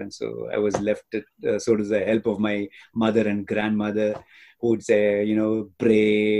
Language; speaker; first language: English; non-native, local second language; Tamil